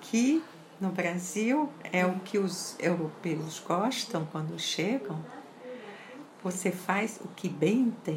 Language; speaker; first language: Portuguese; early bilingual, other home language; French